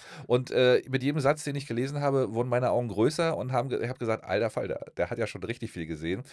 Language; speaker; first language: German; native; German